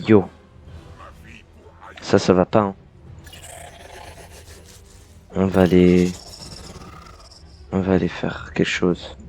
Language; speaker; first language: French; native; French